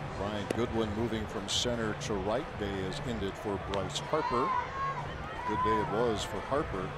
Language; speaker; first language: English; native; English